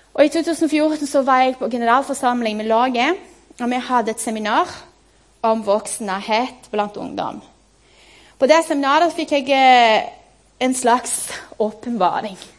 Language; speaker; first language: Norwegian; non-native, fluent; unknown